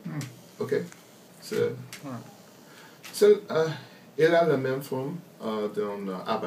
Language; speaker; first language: French; non-native, learner; English